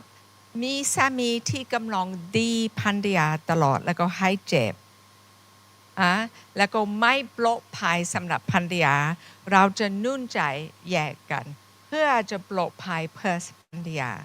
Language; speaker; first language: Thai; non-native, fluent; English